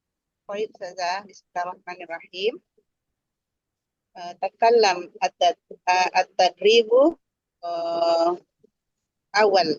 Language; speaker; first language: Arabic; non-native, learner; Indonesian